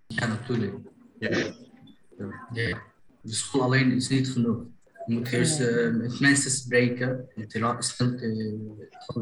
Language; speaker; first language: Dutch; non-native, learner; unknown